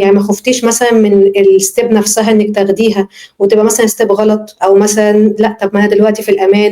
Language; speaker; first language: Arabic; native; Arabic